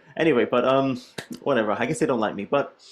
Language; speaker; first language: English; native; English